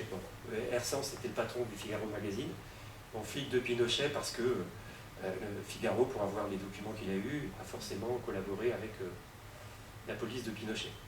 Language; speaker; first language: French; native; French